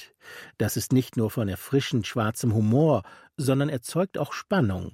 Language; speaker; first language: German; native; German